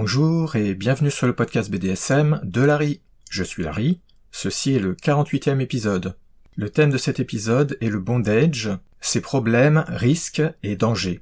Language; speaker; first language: French; native; French